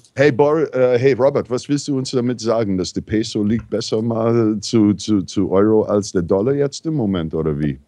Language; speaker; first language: German; non-native, fluent; English